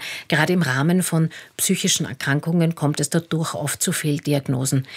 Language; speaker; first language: German; native; German